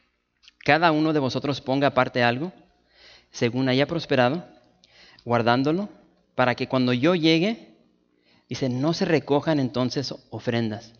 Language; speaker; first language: Spanish; native; Spanish